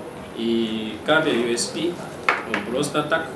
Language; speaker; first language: Russian; non-native, learner; Chinese